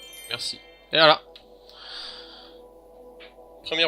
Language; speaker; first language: French; native; French